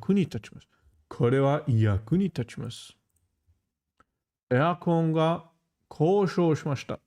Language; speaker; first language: Japanese; non-native, learner; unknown